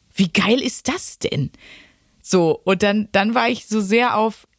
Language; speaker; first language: German; native; German